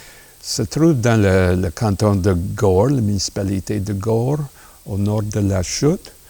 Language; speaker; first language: French; non-native, local second language; English